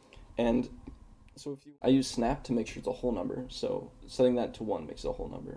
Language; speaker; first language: English; native; English